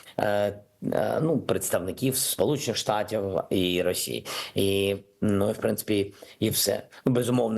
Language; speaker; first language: Ukrainian; non-native, local second language; Russian